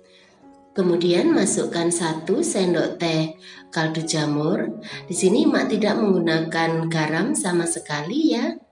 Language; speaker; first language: Indonesian; native; Indonesian